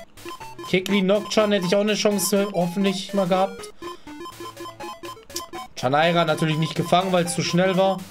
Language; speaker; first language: German; native; German